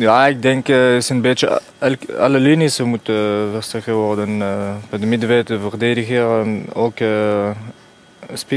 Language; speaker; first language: Dutch; non-native, fluent; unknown